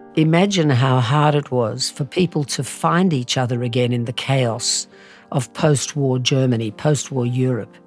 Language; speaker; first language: English; native; English